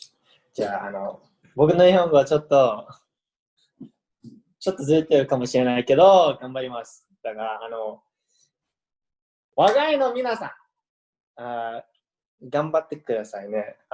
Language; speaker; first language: Japanese; early bilingual, heritage; English